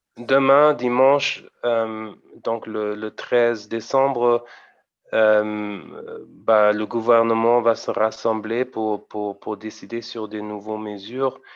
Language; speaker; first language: French; non-native, fluent; German